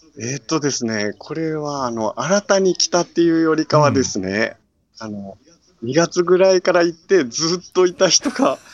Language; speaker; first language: Japanese; native; Japanese